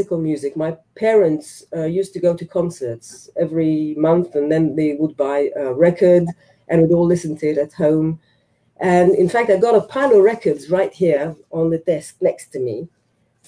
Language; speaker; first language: English; non-native, fluent; Hebrew